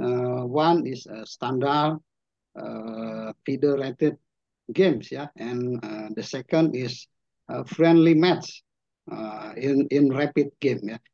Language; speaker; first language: English; non-native, learner; Indonesian